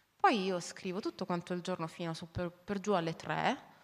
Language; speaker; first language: Italian; native; Italian